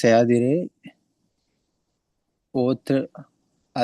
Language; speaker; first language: French; non-native, learner; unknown